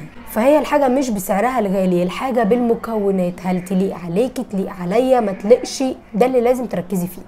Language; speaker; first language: Arabic; native; Arabic